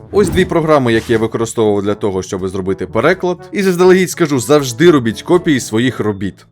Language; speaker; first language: Ukrainian; non-native, local second language; Russian